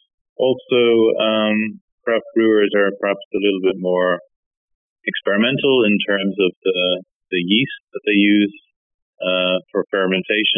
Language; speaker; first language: English; native; English